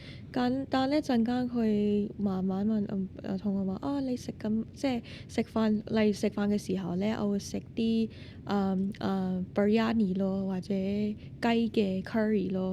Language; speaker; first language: Cantonese; non-native, fluent; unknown